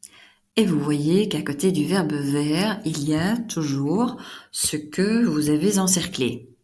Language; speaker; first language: French; non-native, fluent; Dutch